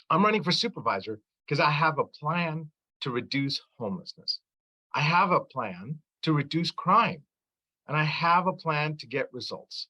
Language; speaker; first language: English; early bilingual, other home language; Arabic